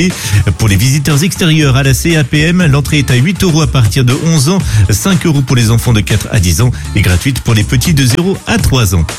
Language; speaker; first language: French; native; French